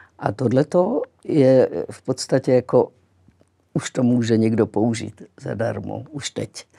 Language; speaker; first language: Czech; early bilingual, other home language; Greek